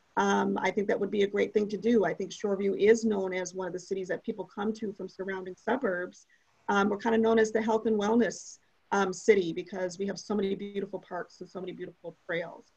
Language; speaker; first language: English; native; English